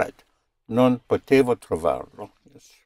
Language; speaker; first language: Italian; non-native, fluent; English